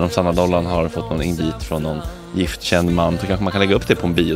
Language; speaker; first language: Swedish; native; Swedish